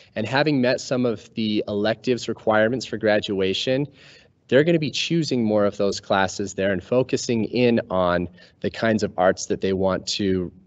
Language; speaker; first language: English; native; English